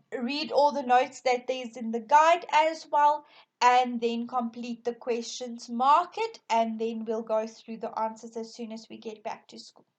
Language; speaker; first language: English; non-native, local second language; Afrikaans